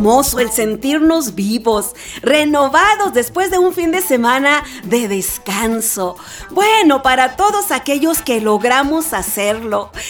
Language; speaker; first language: Spanish; native; Spanish